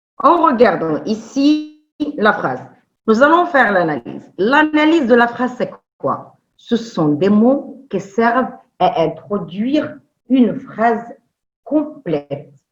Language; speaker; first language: French; non-native, local second language; Arabic